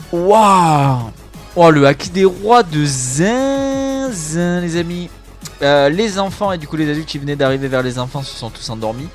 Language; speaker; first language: French; native; French